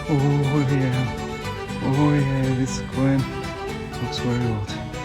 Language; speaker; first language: English; non-native, learner; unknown